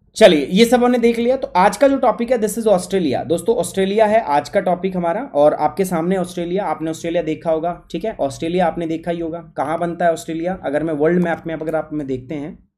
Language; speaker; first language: Hindi; native; Hindi